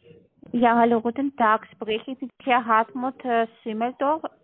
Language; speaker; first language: German; non-native, learner; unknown